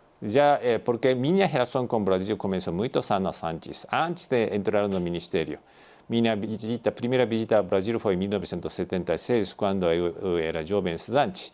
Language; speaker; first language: Portuguese; non-native, fluent; Japanese